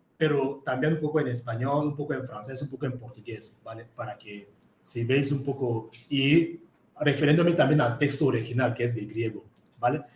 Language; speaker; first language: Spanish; non-native, fluent; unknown